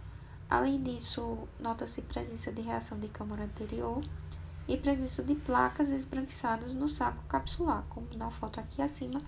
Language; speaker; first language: Portuguese; native; Portuguese